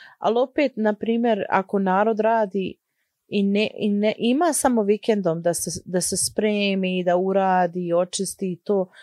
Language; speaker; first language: Croatian; early bilingual, heritage; Croatian